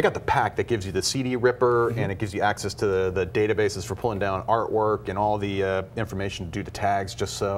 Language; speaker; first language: English; native; English